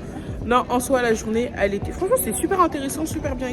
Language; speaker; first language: French; native; French